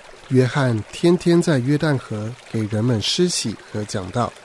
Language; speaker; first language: Chinese; native; Chinese